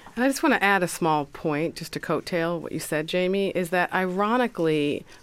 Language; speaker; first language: English; early bilingual, other home language; Yoruba